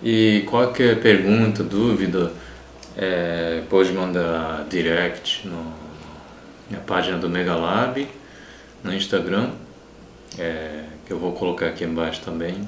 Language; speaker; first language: Portuguese; non-native, fluent; Japanese